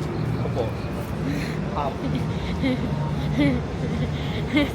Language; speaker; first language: English; non-native, learner; Korean